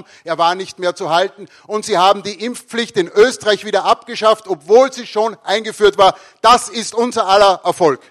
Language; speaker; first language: German; native; German